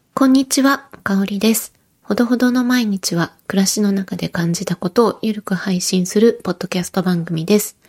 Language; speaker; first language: Japanese; native; Japanese